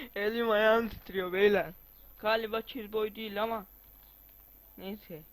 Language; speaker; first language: Turkish; non-native, fluent; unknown